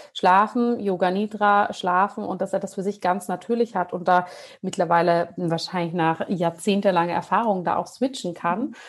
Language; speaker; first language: German; native; German